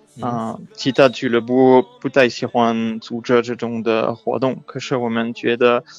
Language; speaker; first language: Chinese; non-native, learner; French